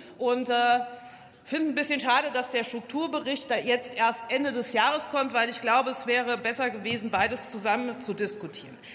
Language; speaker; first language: German; native; German